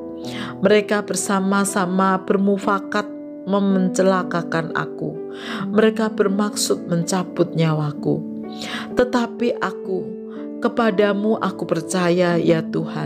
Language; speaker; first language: Indonesian; native; Indonesian